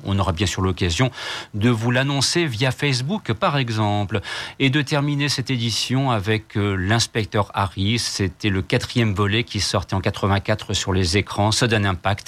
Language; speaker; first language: French; native; French